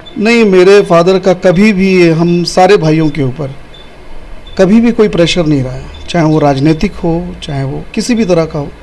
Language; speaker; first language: Hindi; non-native, local second language; Bhojpuri